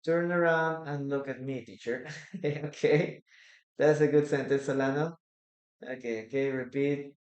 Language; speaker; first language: English; non-native, fluent; Spanish